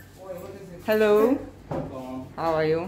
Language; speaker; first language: English; non-native, learner; Russian